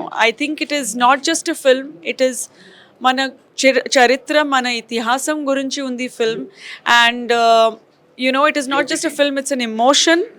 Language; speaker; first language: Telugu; non-native, local second language; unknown